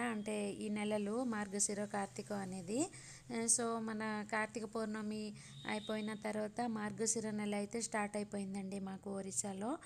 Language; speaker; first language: Telugu; non-native, local second language; Odia